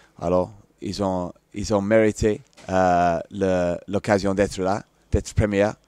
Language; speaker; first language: French; non-native, fluent; English